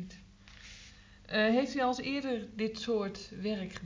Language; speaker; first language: Dutch; native; Dutch